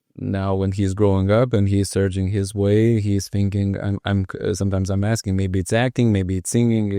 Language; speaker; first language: English; non-native, fluent; Lithuanian